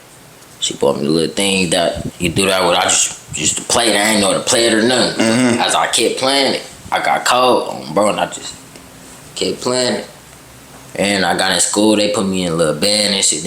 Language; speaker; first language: English; native; English